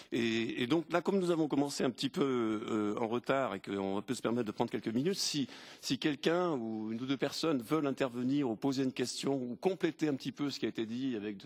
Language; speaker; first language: French; native; French